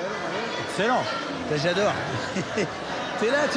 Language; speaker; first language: French; native; French